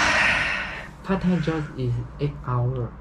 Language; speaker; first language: English; non-native, learner; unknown